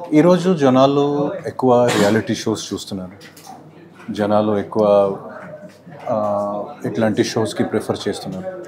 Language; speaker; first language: Telugu; non-native, fluent; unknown